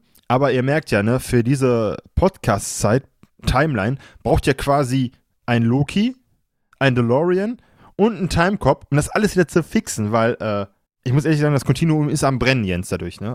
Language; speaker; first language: German; native; German